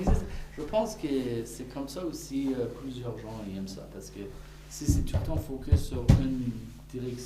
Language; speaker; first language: French; non-native, fluent; Persian